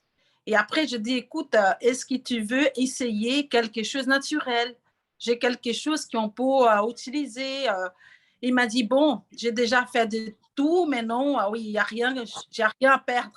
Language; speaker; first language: French; non-native, learner; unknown